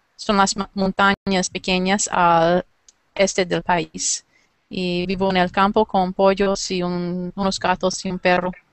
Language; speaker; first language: Spanish; non-native, learner; English